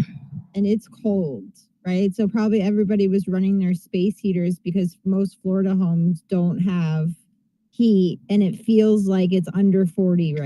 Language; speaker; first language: English; native; English